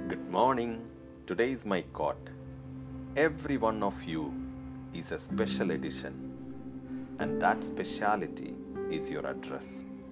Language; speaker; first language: English; non-native, local second language; Malayalam